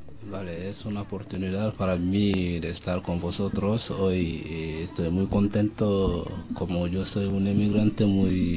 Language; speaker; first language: Spanish; non-native, learner; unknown